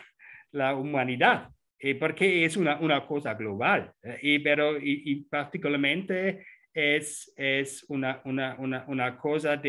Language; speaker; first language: Spanish; non-native, fluent; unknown